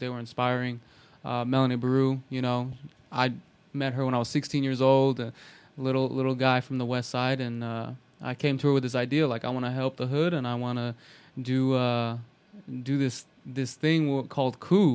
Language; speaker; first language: English; native; English